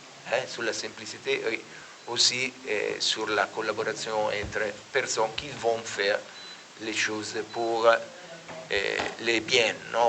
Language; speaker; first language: French; non-native, learner; Italian